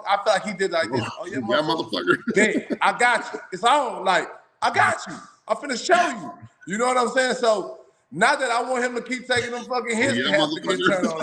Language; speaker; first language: English; native; English